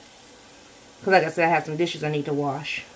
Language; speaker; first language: English; native; English